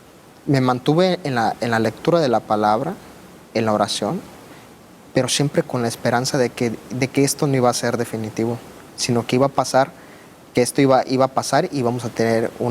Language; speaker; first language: Spanish; native; Spanish